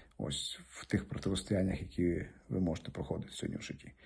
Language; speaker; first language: Ukrainian; native; Ukrainian